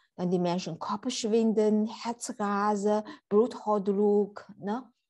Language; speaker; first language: German; non-native, learner; Chinese